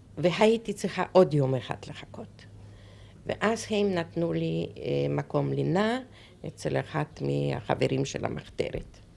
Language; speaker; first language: Hebrew; non-native, fluent; Polish